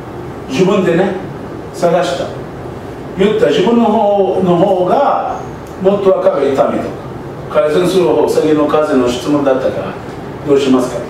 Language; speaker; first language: Japanese; non-native, learner; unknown